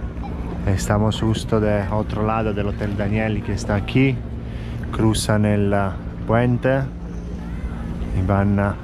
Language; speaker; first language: Spanish; non-native, fluent; Italian